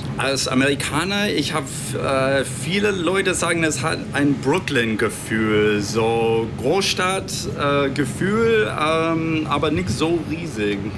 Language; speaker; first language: German; non-native, learner; English